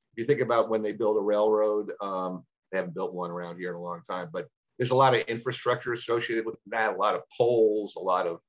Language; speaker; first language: English; native; English